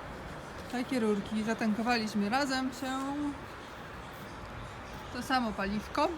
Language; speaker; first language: Polish; native; Polish